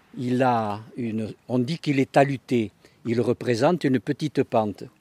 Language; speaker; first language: French; native; French